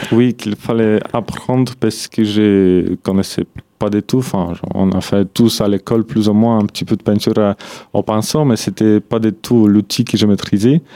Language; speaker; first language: French; non-native, fluent; Polish